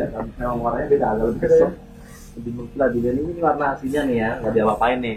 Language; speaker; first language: Indonesian; native; Indonesian